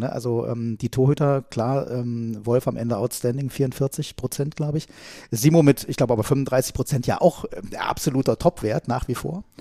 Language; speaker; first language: German; native; German